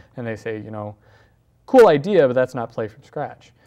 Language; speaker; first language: English; native; English